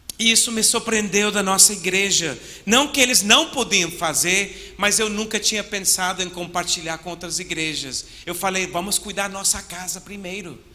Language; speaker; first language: Portuguese; non-native, fluent; English